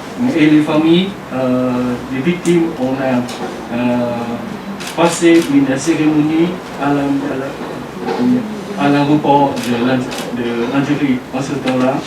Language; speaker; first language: French; non-native, learner; Vietnamese